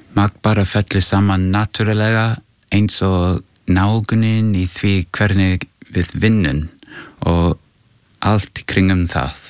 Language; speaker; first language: Icelandic; non-native, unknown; English